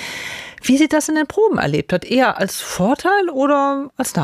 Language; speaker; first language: German; native; German